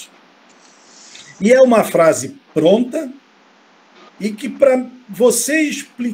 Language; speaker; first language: Portuguese; native; Portuguese